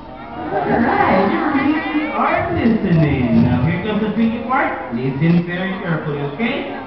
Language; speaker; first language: English; non-native, local second language; Filipino